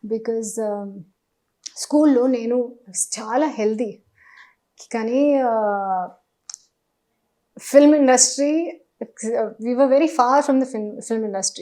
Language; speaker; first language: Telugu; non-native, learner; Hindi